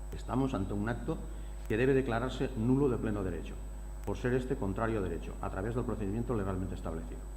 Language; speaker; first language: Spanish; non-native, local second language; Catalan